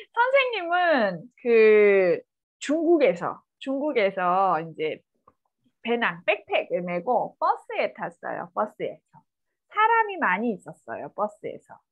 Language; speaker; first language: Korean; native; Korean